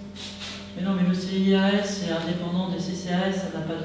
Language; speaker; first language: French; native; French